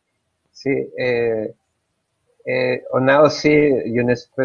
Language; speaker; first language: French; non-native, fluent; Spanish